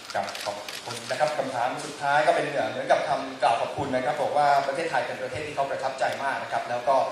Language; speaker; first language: Thai; native; Thai